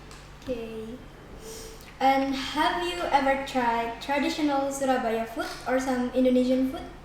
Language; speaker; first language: English; non-native, learner; Indonesian